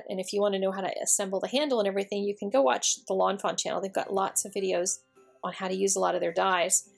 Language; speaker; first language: English; native; English